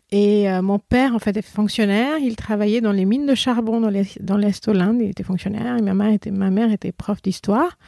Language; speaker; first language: French; non-native, fluent; Assamese